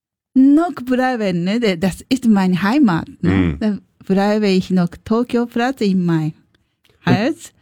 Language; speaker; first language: German; non-native, learner; Japanese